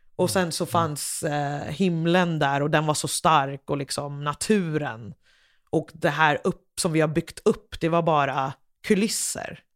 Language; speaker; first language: Swedish; early bilingual, other home language; English